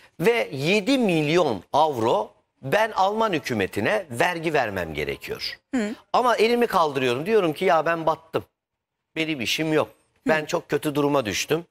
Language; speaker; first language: Turkish; native; Turkish